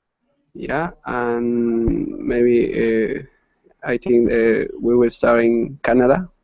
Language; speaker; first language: English; non-native, learner; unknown